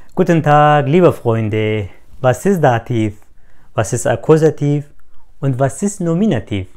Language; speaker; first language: German; non-native, fluent; Kurdish